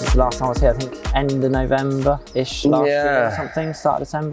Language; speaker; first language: English; native; English